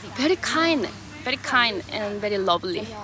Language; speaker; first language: English; non-native, learner; Korean